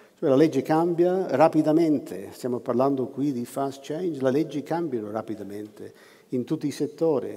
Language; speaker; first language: Italian; non-native, fluent; English